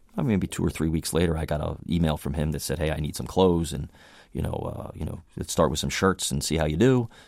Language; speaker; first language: English; native; English